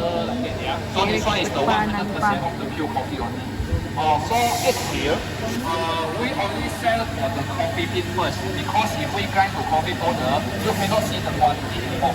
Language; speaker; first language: English; non-native, learner; Indonesian